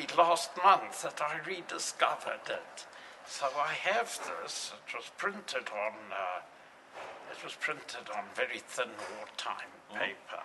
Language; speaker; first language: English; native; English